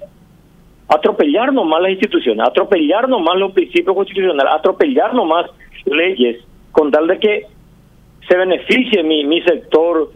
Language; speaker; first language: Spanish; native; Spanish